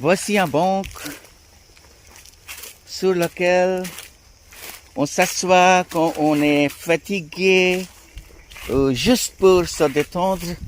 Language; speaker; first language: French; non-native, fluent; Bangla